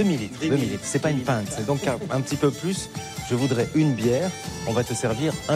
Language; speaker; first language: French; native; French